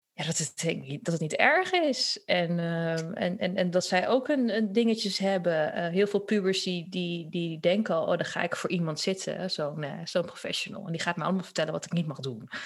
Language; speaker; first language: Dutch; early bilingual, other home language; Turkish